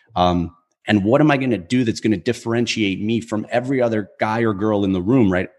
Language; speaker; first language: English; native; English